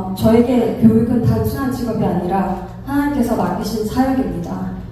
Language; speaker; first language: Korean; early bilingual, heritage; Korean